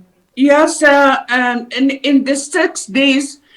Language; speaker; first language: English; non-native, learner; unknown